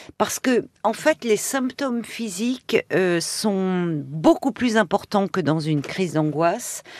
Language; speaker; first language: French; native; French